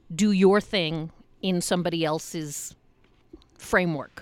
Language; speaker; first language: English; native; English